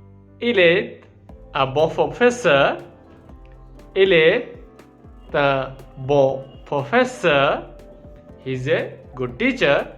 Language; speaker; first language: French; non-native, fluent; Hindi